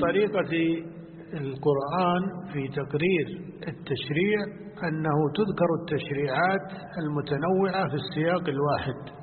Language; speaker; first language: Arabic; native; Arabic